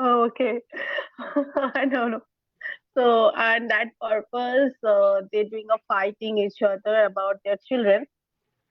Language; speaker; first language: English; non-native, learner; Bangla